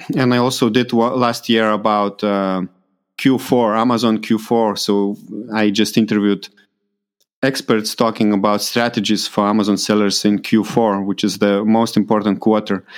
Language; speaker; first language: English; non-native, fluent; Lithuanian